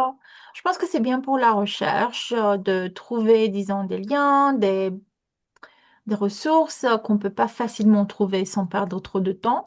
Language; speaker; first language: French; non-native, fluent; Romanian